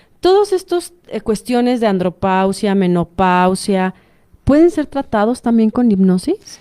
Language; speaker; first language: Spanish; native; Spanish